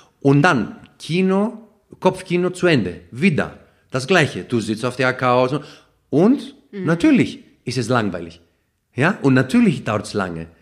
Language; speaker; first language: German; non-native, fluent; Greek